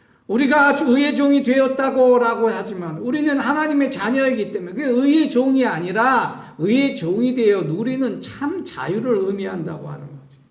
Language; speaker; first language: Korean; native; Korean